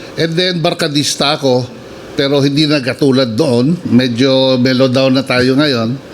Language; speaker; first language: Filipino; native; Filipino